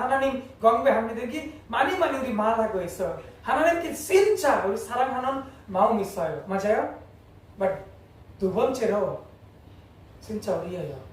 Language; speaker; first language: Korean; non-native, learner; English